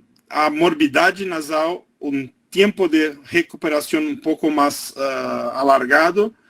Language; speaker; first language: Portuguese; native; Portuguese